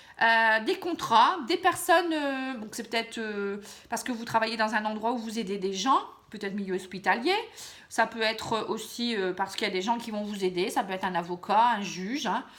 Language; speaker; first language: French; native; French